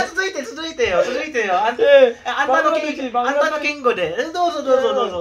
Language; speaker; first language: Japanese; non-native, learner; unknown